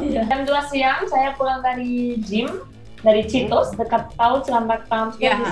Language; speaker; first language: Indonesian; non-native, fluent; Spanish